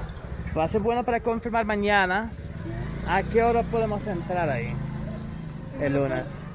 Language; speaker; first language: Spanish; non-native, learner; English